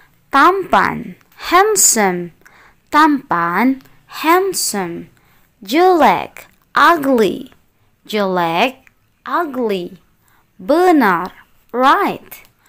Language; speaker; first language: English; non-native, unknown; Indonesian